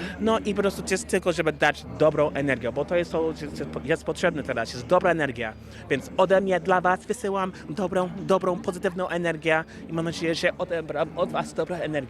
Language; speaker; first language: Polish; non-native, fluent; English